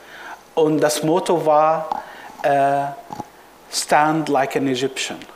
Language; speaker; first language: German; non-native, fluent; Arabic